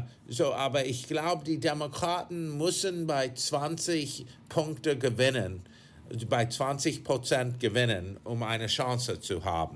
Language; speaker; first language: German; non-native, fluent; English